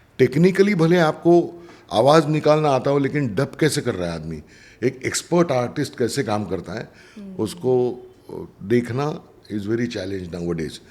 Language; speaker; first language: Hindi; non-native, local second language; Marathi